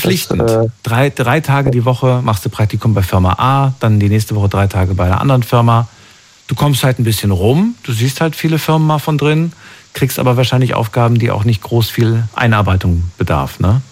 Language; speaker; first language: German; native; German